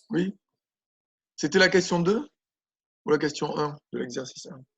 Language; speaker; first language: French; native; French